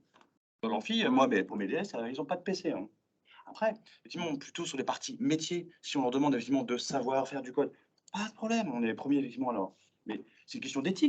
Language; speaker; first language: French; native; French